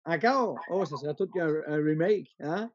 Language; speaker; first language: French; native; French